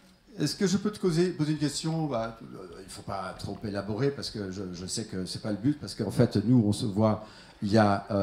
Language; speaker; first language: French; native; French